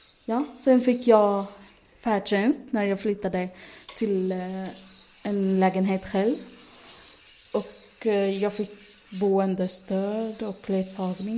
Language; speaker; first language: Swedish; non-native, fluent; Arabic